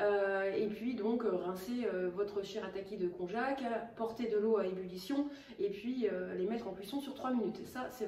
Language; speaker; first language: French; native; French